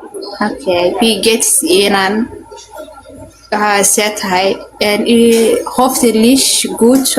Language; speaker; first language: German; non-native, learner; Somali